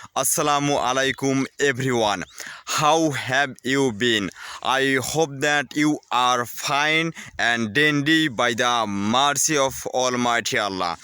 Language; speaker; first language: English; non-native, learner; Bangla